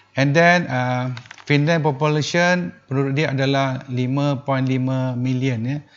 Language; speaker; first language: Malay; native; Malay